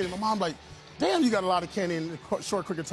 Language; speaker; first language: English; native; English